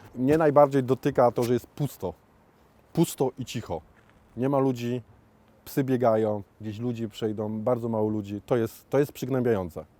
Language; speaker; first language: Polish; native; Polish